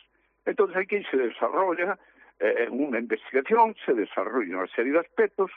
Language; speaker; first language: Spanish; native; Spanish